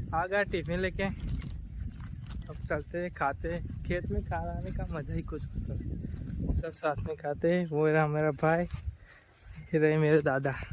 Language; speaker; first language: Hindi; non-native, local second language; Gujarati